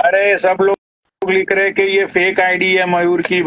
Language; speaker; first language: Hindi; native; Hindi